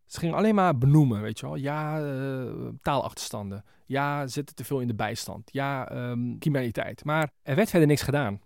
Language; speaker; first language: Dutch; early bilingual, other home language; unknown